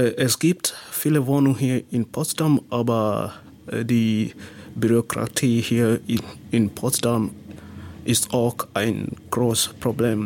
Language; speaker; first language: German; non-native, learner; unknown